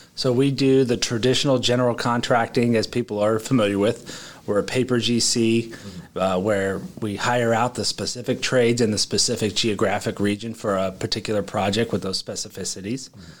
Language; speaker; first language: English; native; English